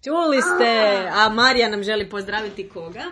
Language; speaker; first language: Serbian; native; Serbian